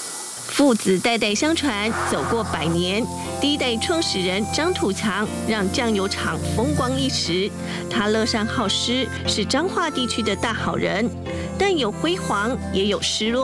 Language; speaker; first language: Chinese; native; Chinese